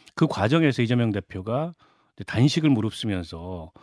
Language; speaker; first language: Korean; native; Korean